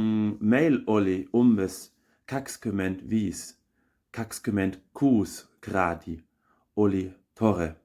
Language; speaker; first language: Estonian; non-native, learner; German